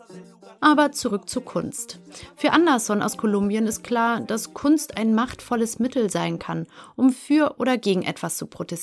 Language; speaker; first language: German; native; German